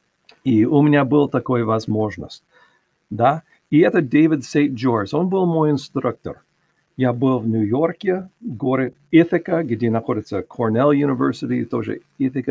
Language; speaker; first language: Russian; non-native, learner; English